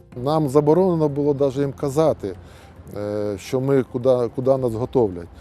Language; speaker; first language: Ukrainian; native; Ukrainian